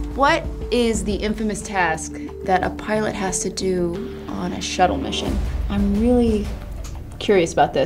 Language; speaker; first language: English; native; English